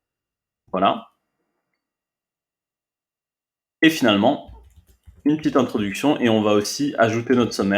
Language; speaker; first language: French; native; French